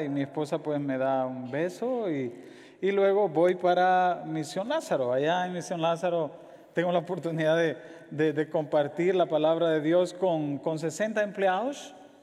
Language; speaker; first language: Spanish; native; Spanish